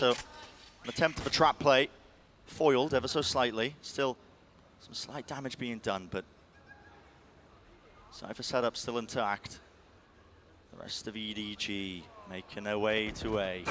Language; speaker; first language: English; native; English